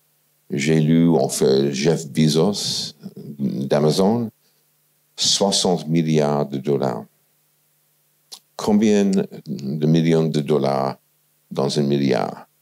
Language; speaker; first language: French; non-native, fluent; English